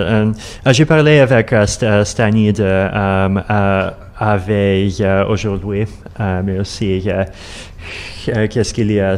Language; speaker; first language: French; non-native, learner; Russian